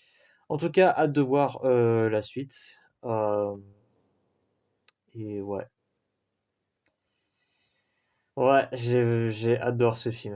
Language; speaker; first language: French; native; French